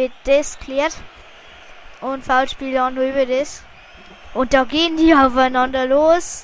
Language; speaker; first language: German; native; German